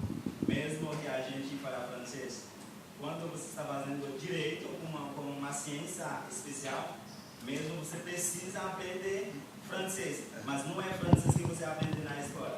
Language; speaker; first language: Portuguese; non-native, learner; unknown